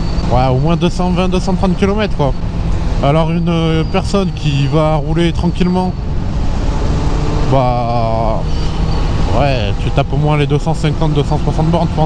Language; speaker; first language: French; native; French